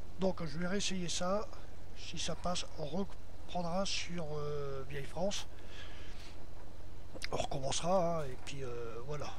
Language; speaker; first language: French; native; French